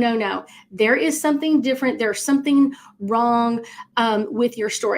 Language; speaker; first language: English; native; English